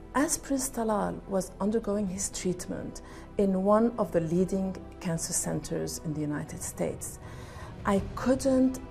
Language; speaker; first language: English; non-native, fluent; Arabic